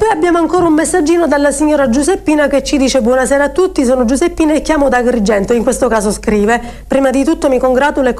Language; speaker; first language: Italian; native; Italian